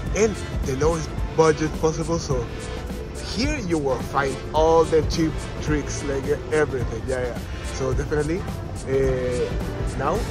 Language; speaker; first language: English; non-native, fluent; Spanish